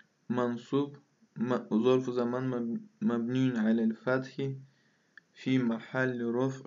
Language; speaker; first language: Arabic; non-native, fluent; Russian